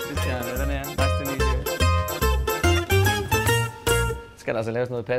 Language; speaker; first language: Danish; native; Danish